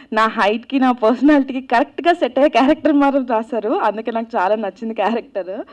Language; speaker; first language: Telugu; native; Telugu